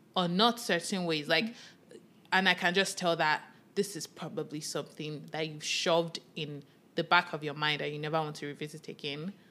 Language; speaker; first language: English; non-native, local second language; Yoruba